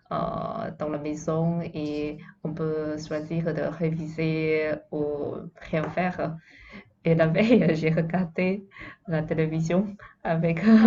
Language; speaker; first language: French; non-native, fluent; Chinese